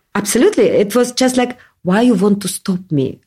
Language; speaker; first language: English; non-native, learner; Russian